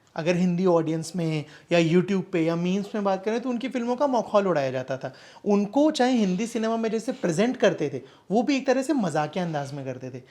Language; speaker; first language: Hindi; native; Hindi